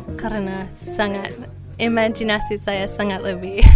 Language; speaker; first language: Indonesian; non-native, fluent; English